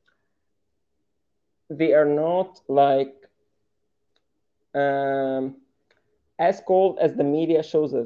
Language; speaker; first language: English; non-native, fluent; Arabic